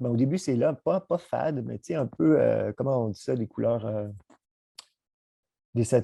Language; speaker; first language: French; native; French